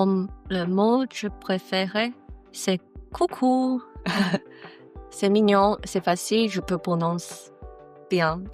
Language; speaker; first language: French; non-native, learner; Chinese